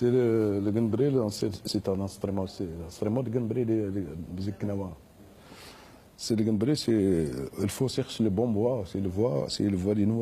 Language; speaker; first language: French; non-native, learner; Arabic